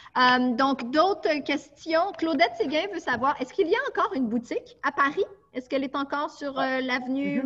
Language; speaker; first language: French; native; French